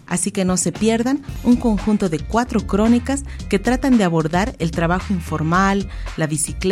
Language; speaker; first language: Spanish; native; Spanish